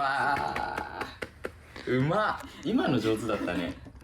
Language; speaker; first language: Japanese; native; Japanese